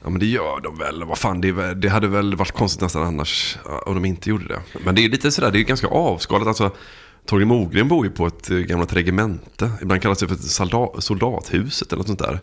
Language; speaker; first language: Swedish; native; Swedish